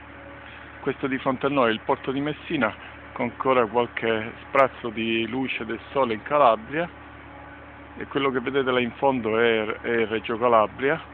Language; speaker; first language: Italian; native; Italian